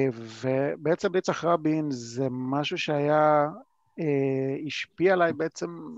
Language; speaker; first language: Hebrew; non-native, fluent; Hungarian